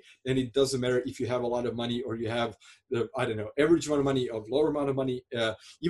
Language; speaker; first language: English; non-native, fluent; Croatian